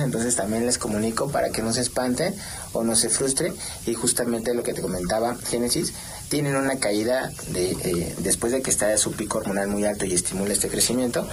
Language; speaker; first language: Spanish; native; Spanish